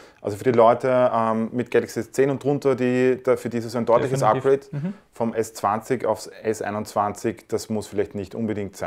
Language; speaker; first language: German; native; German